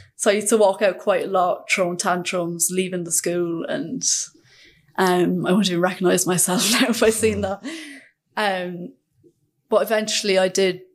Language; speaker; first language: English; native; English